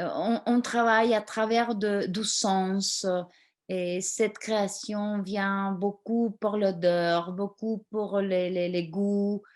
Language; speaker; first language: French; non-native, fluent; Spanish